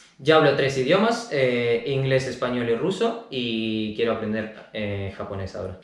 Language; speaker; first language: Spanish; early bilingual, other home language; Russian